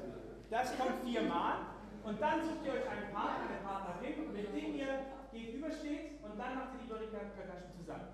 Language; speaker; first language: German; native; German